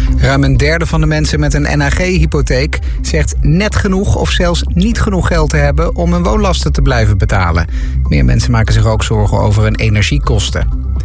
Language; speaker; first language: Dutch; native; Dutch